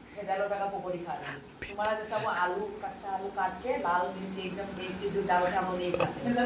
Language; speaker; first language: Hindi; non-native, local second language; Assamese